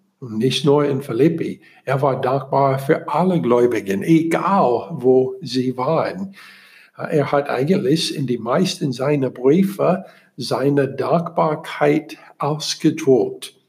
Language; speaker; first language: German; non-native, learner; English